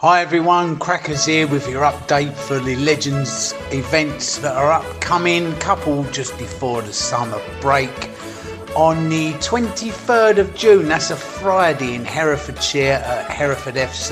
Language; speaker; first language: English; native; English